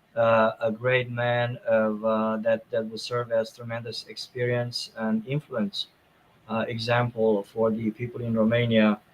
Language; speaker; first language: English; non-native, fluent; Romanian